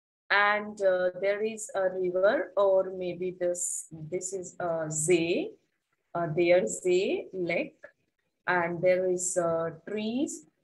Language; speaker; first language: English; non-native, local second language; Hindi